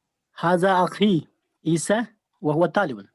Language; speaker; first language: Arabic; non-native, learner; Urdu